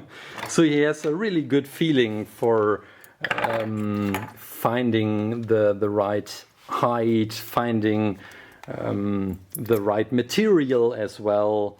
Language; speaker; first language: English; non-native, fluent; German